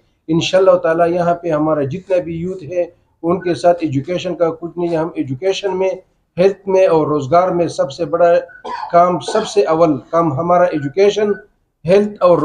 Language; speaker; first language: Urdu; non-native, local second language; Pashto